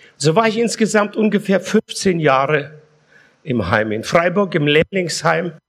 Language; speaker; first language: German; early bilingual, other home language; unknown